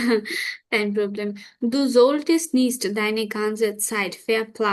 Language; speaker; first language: German; non-native, fluent; Bangla